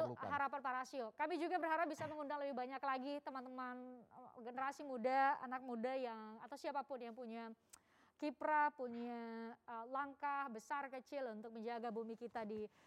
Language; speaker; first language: Indonesian; native; Indonesian